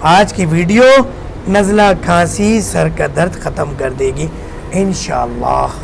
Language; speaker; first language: Urdu; non-native, local second language; Punjabi